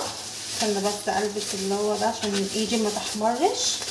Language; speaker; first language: Arabic; native; Arabic